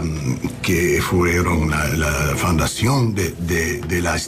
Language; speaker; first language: Spanish; non-native, learner; English